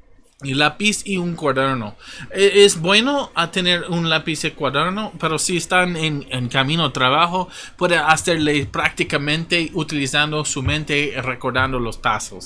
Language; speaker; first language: Spanish; non-native, fluent; English